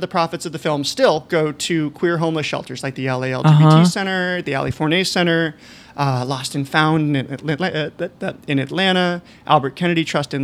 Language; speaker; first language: English; native; English